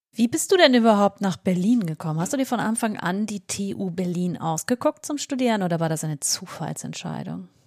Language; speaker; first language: German; native; German